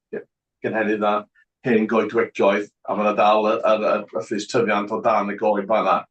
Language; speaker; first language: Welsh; non-native, local second language; English